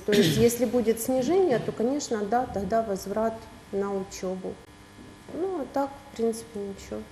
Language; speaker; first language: Russian; native; Russian